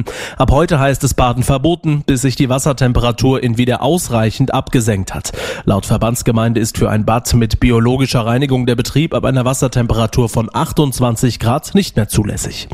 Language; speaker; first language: German; native; German